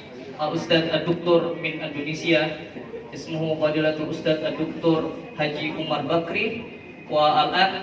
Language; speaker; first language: Arabic; non-native, fluent; Indonesian